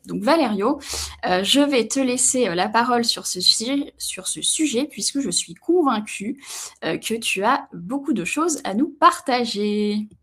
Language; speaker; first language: French; native; French